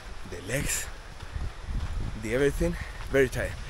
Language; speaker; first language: English; non-native, fluent; Spanish